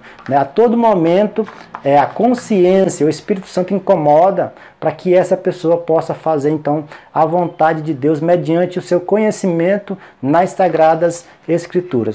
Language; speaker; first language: Portuguese; native; Portuguese